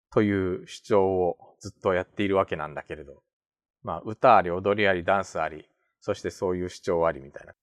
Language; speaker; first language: Japanese; native; Japanese